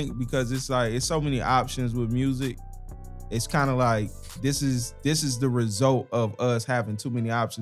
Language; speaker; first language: English; native; English